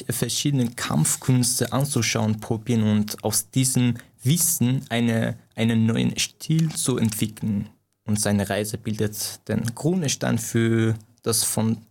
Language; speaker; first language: German; non-native, fluent; Persian